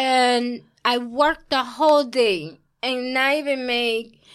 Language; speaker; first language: English; early bilingual, other home language; Spanish